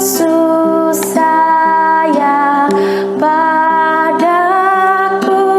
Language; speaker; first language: Indonesian; native; Indonesian